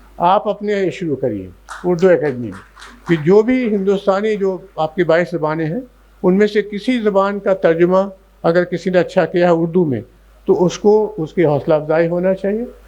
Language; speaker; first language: Urdu; native; Urdu